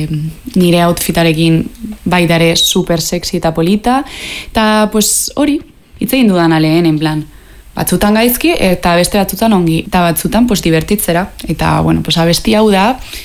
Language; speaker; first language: Basque; non-native, local second language; Spanish